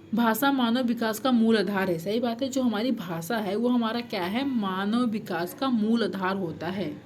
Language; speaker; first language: Hindi; native; Hindi